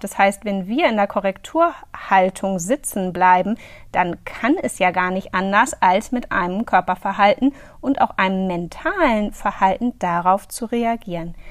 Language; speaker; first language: German; native; German